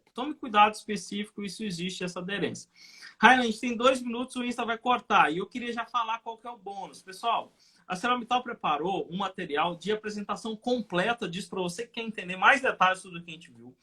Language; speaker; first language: Portuguese; native; Portuguese